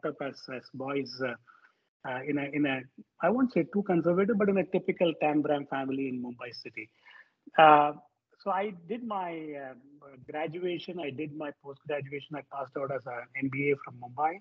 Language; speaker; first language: English; non-native, local second language; Tamil